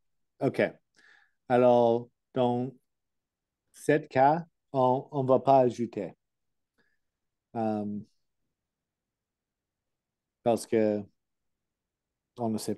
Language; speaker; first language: French; non-native, learner; English